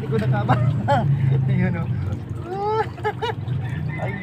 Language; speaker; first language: Filipino; native; Filipino